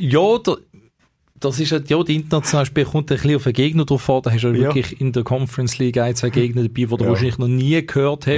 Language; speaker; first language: German; native; German